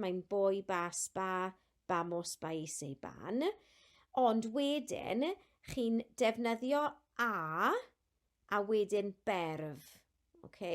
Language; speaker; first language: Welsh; non-native, local second language; English